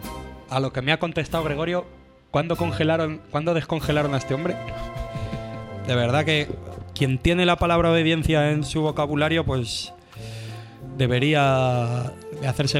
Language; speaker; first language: Spanish; native; Spanish